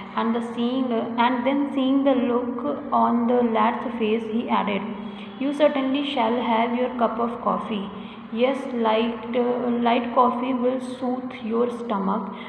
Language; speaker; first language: English; non-native, local second language; Hindi